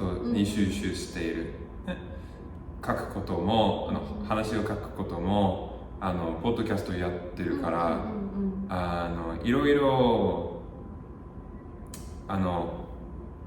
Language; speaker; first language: Japanese; non-native, learner; English